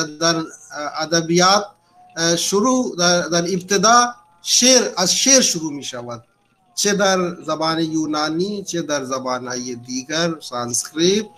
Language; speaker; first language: Persian; non-native, fluent; Urdu